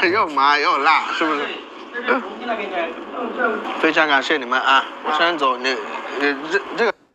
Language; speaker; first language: Chinese; non-native, fluent; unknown